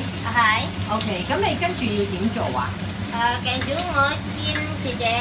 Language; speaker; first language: Cantonese; native; Cantonese